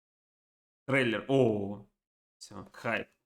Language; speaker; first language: Russian; native; Russian